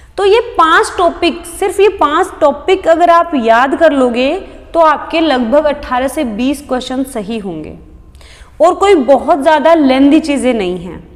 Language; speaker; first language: Hindi; native; Hindi